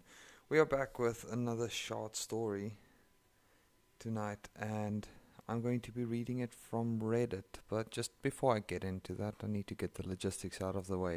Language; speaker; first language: English; non-native, local second language; Afrikaans